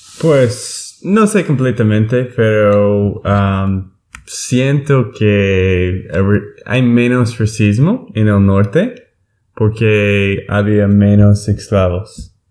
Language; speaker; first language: Spanish; non-native, learner; English